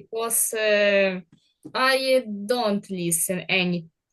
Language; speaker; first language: English; non-native, learner; Ukrainian